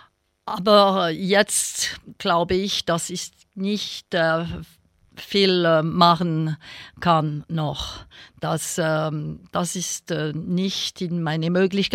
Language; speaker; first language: German; non-native, local second language; French